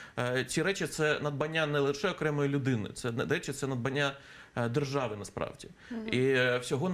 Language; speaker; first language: Ukrainian; native; Ukrainian